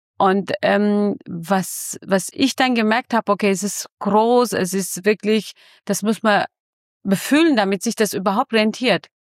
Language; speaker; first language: German; non-native, fluent; Kurdish